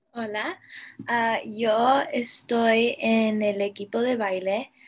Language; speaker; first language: Spanish; early bilingual, heritage; Spanish